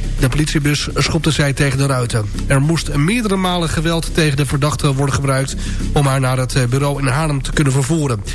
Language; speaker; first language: Dutch; native; Dutch